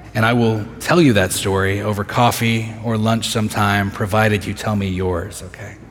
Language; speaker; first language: English; native; English